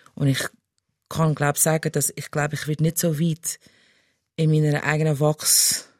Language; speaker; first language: German; non-native, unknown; English